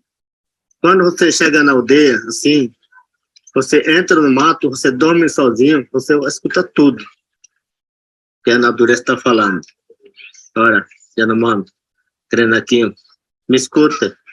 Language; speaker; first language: Portuguese; non-native, local second language; Yanomámi